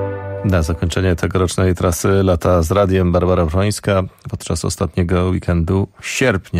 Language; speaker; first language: Polish; native; Polish